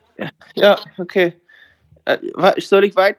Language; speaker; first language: German; non-native, learner; English